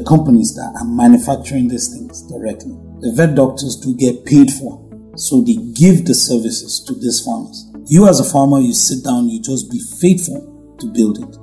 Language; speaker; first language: English; non-native, local second language; Hausa